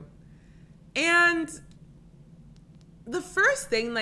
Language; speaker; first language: English; native; English